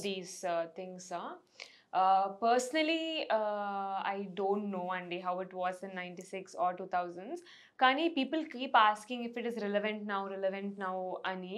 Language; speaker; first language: English; non-native, local second language; Telugu